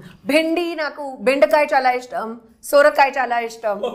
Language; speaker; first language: Telugu; non-native, learner; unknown